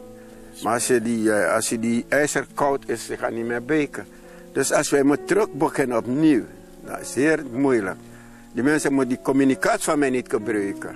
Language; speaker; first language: Dutch; non-native, local second language; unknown